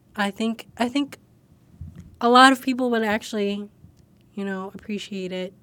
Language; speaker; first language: English; native; English